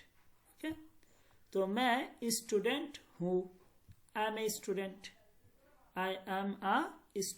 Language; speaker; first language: Hindi; non-native, fluent; Bangla